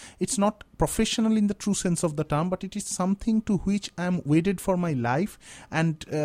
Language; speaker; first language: English; non-native, local second language; Bangla